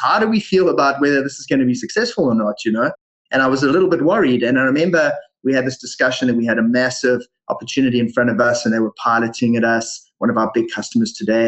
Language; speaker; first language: English; native; English